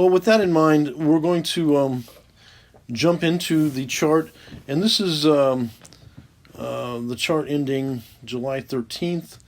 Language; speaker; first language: English; native; English